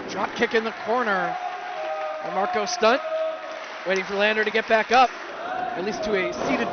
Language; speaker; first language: English; native; English